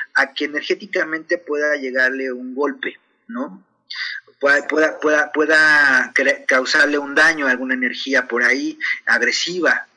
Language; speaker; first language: Spanish; native; Spanish